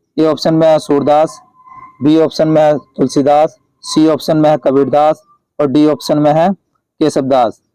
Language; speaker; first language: Hindi; native; Hindi